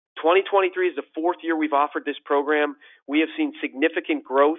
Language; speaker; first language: English; native; English